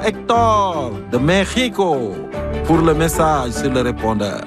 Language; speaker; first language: French; native; French